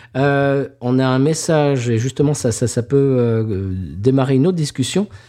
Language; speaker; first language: French; native; French